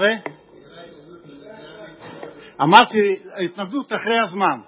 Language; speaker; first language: Hebrew; non-native, fluent; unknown